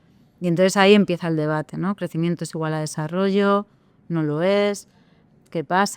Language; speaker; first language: Spanish; native; Spanish